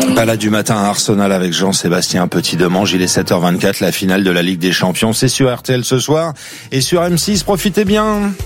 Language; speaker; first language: French; native; French